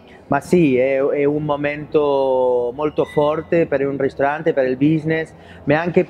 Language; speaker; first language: Italian; non-native, fluent; Spanish